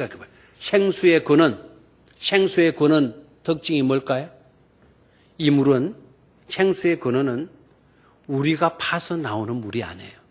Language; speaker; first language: Korean; native; Korean